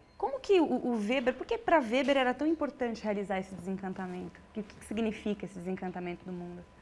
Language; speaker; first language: Portuguese; native; Portuguese